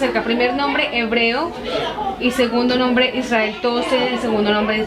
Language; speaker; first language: Spanish; native; Spanish